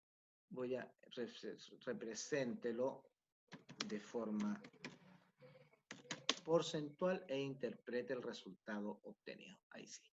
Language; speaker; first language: Spanish; native; Spanish